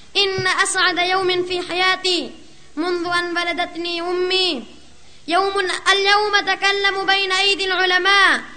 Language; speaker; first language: Arabic; non-native, fluent; Urdu